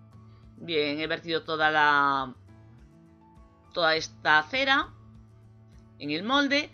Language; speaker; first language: Spanish; native; Spanish